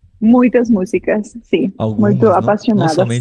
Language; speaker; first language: Portuguese; non-native, learner; Spanish